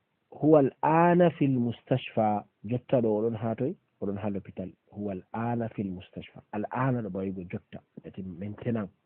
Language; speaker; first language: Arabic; non-native, fluent; Fula